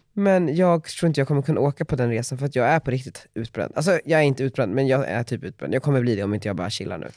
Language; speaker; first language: Swedish; native; Swedish